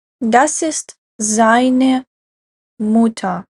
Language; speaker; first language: German; non-native, fluent; Ukrainian